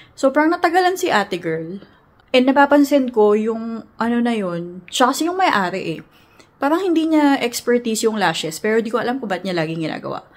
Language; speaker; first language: Filipino; native; Filipino